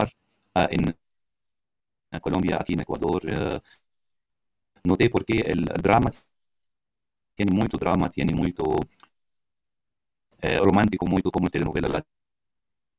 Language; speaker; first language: Portuguese; non-native, learner; Arabic